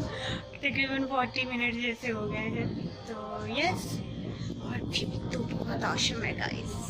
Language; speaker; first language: Hindi; native; Hindi